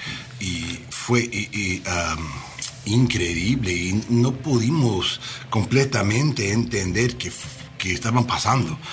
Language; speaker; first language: Spanish; non-native, learner; English